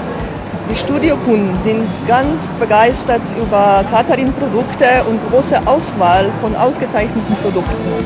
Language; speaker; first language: German; non-native, fluent; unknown